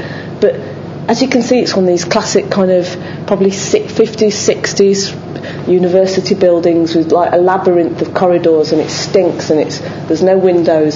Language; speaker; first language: English; native; English